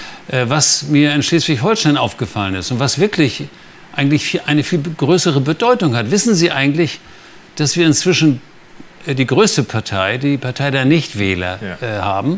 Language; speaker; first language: German; native; German